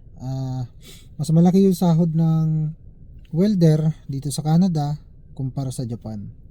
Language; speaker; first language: Filipino; native; Filipino